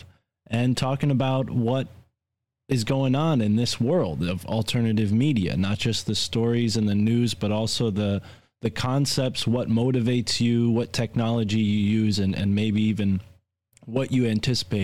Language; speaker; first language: English; native; English